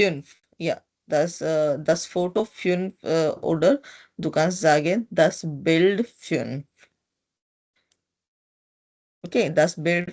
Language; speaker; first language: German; non-native, learner; Hindi